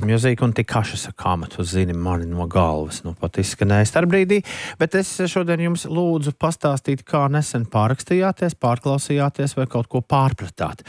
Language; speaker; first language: Latvian; native; Latvian